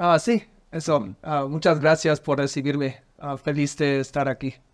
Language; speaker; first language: Spanish; non-native, learner; English